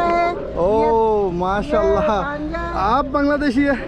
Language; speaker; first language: Hindi; non-native, learner; Bangla